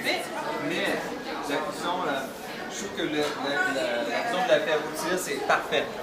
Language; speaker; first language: French; native; French